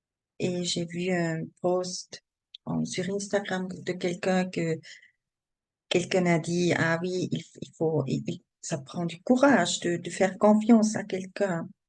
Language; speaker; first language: French; non-native, learner; German